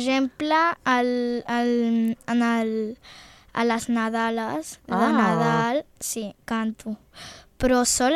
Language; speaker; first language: Catalan; early bilingual, other home language; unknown